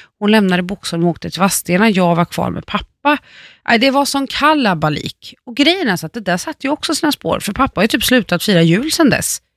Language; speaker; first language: Swedish; native; Swedish